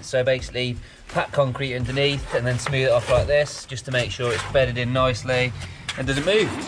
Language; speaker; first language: English; native; English